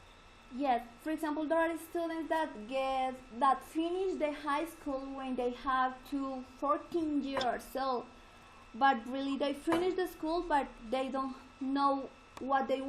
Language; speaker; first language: English; non-native, learner; Spanish